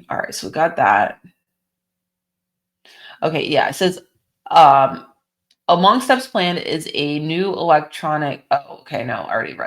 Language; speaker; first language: English; native; English